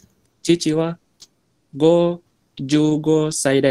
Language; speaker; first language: Japanese; non-native, learner; Malay